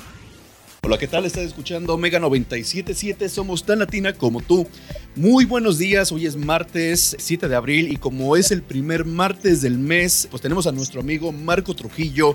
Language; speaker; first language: Spanish; native; Spanish